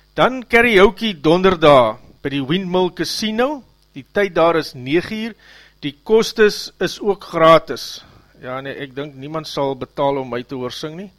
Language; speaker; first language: Afrikaans; native; Afrikaans